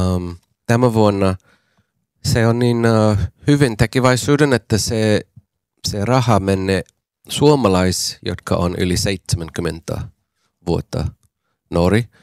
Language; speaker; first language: Finnish; non-native, learner; English